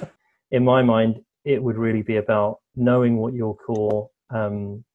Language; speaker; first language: English; native; English